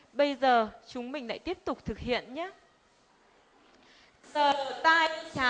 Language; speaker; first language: Vietnamese; native; Vietnamese